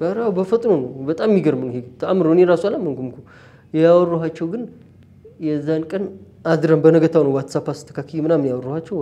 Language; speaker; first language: Amharic; native; Amharic